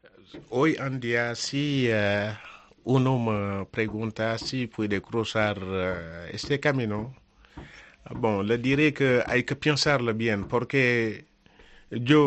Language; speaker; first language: Spanish; non-native, learner; Wolof